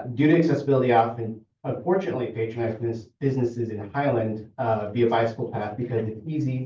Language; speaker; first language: English; non-native, fluent; Italian